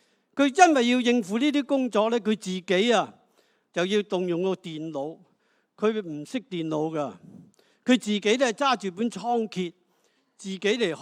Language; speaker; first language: Cantonese; native; Cantonese